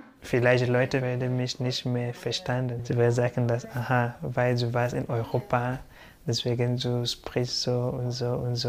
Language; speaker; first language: German; non-native, learner; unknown